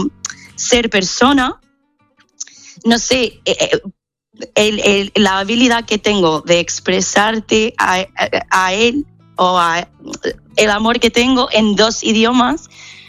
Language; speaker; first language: Spanish; non-native, fluent; English